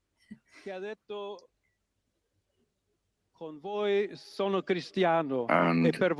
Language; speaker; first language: Italian; non-native, fluent; English